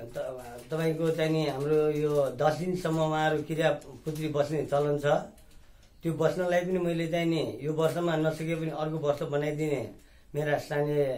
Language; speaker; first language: Nepali; non-native, local second language; Newari